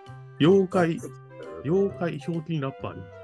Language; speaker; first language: Japanese; native; Japanese